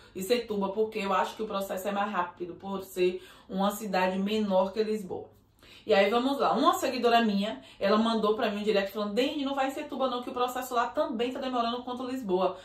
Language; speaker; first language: Portuguese; native; Portuguese